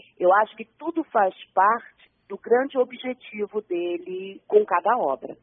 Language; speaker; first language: Portuguese; native; Portuguese